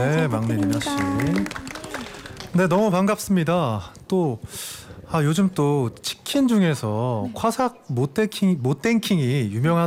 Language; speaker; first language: Korean; native; Korean